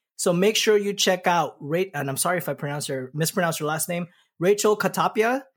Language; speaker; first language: English; early bilingual, other home language; Pampanga